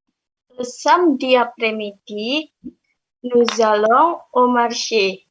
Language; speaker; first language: French; non-native, learner; Indonesian